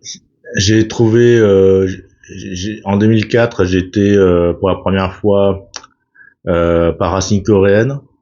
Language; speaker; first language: French; early bilingual, other home language; Korean